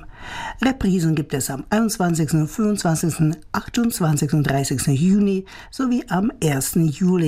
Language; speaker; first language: German; native; German